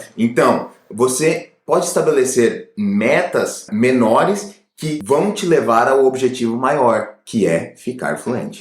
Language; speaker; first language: Portuguese; native; Portuguese